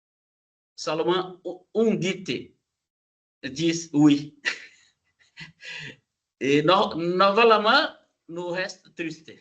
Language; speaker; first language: French; non-native, learner; Portuguese